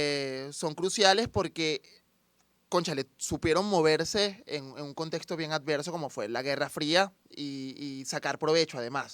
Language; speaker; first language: Spanish; native; Spanish